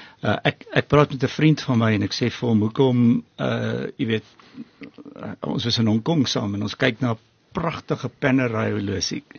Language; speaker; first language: Afrikaans; native; Afrikaans